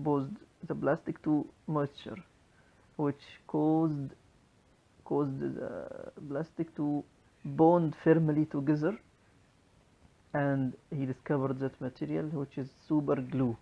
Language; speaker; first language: English; non-native, local second language; Arabic